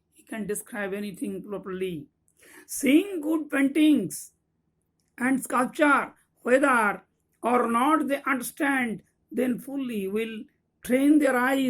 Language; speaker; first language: English; non-native, local second language; Bangla